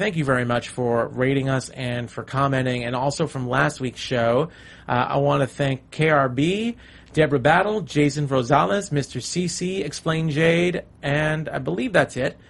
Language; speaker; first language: English; native; English